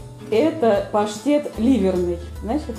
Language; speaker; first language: Russian; native; Russian